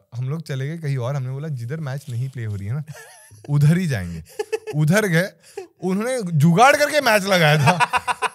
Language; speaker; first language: Hindi; non-native, local second language; Marathi